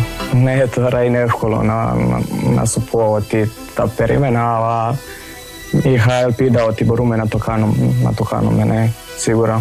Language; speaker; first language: Greek; non-native, learner; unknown